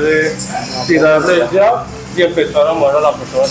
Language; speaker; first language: Spanish; native; Spanish